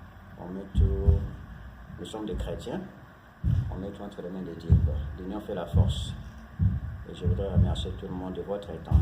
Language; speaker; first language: French; non-native, local second language; Lingala